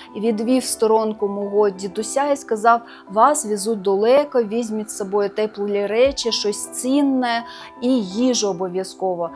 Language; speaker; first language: Ukrainian; non-native, local second language; Russian